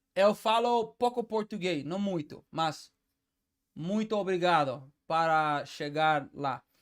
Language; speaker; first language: Portuguese; non-native, learner; English